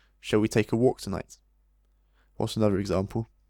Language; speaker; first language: English; native; English